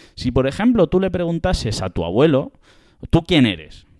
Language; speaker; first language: Spanish; native; Spanish